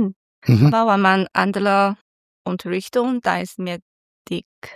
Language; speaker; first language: German; non-native, learner; Chinese